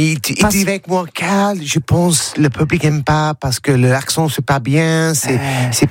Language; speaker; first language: French; non-native, learner; English